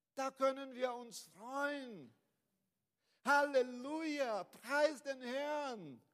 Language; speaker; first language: German; non-native, fluent; Portuguese